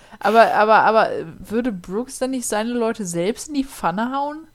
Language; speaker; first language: German; native; German